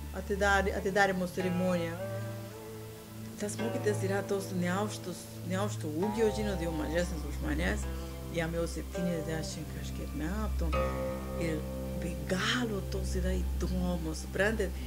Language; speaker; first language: Lithuanian; non-native, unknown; Spanish